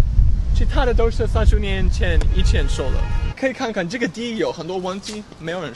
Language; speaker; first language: Chinese; non-native, fluent; English